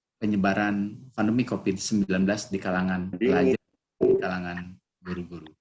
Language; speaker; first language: Indonesian; native; Indonesian